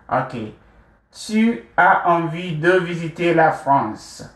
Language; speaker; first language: French; non-native, fluent; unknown